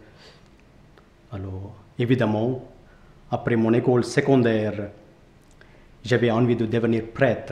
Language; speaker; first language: French; non-native, fluent; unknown